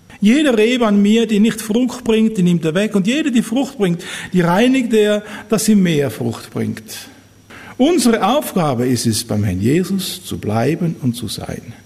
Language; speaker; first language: German; native; German